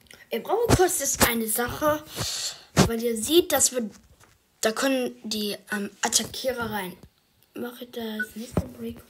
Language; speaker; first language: German; early bilingual, other home language; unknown